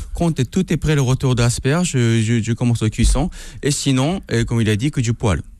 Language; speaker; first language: French; non-native, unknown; Japanese